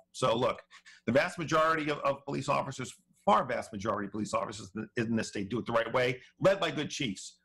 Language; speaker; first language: English; native; English